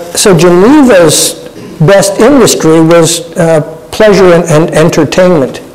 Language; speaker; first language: English; native; English